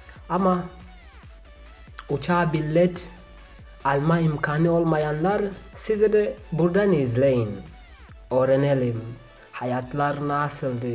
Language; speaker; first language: Turkish; non-native, learner; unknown